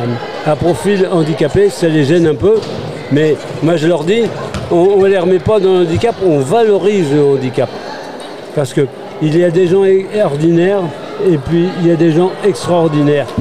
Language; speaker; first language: French; native; French